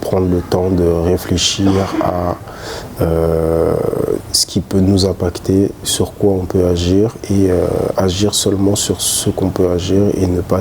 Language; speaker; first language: French; early bilingual, other home language; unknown